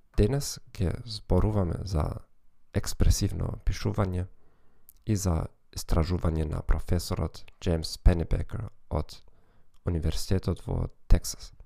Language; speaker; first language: Macedonian; non-native, learner; German